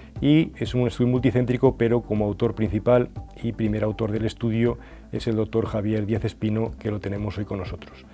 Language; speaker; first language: Spanish; native; Spanish